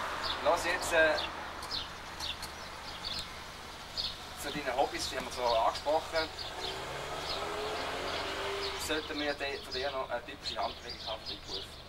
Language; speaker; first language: German; native; German